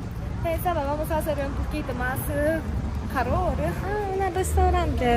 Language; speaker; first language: Spanish; non-native, fluent; Japanese